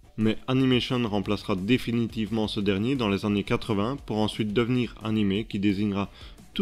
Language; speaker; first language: French; native; French